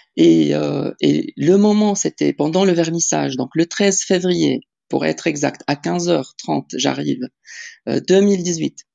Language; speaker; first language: French; non-native, local second language; Arabic